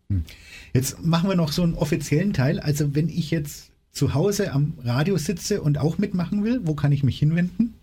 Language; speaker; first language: German; native; German